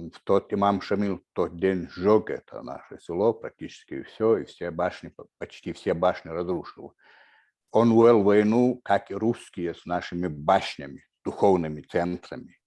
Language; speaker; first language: Russian; non-native, local second language; Chechen